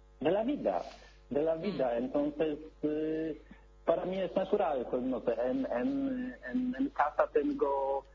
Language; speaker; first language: Spanish; non-native, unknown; Polish